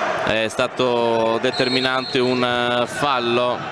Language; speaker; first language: Italian; native; Italian